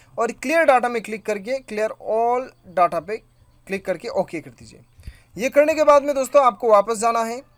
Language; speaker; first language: Hindi; native; Hindi